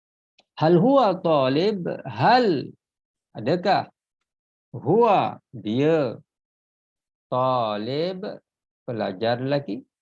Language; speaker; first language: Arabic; non-native, fluent; Malay